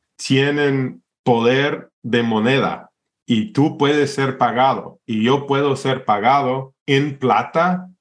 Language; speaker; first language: Spanish; non-native, fluent; English